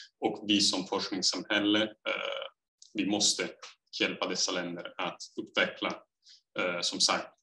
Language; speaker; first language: Swedish; non-native, fluent; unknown